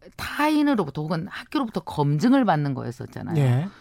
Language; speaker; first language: Korean; native; Korean